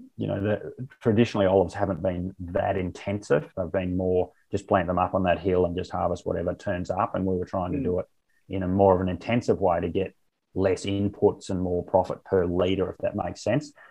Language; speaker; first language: English; native; English